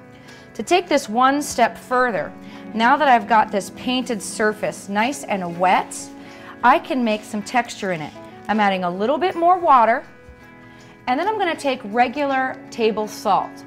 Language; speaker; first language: English; native; English